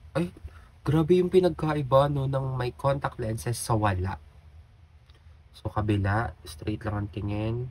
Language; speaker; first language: Filipino; native; Filipino